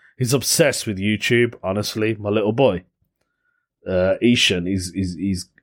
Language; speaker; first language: English; native; English